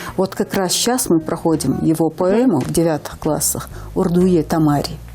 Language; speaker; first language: Russian; non-native, local second language; Ingush